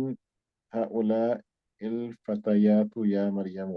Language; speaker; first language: Arabic; non-native, learner; Urdu